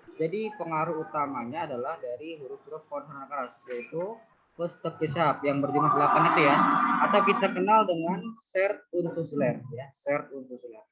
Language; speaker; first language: Indonesian; native; Indonesian